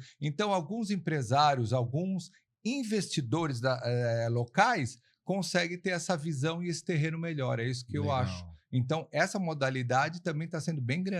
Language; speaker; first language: Portuguese; native; Portuguese